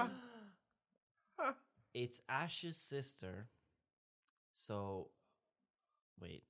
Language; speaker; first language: English; non-native, fluent; Spanish